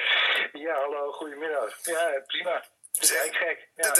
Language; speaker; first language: Dutch; native; Dutch